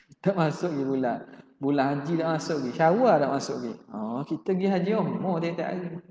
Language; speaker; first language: Malay; native; Malay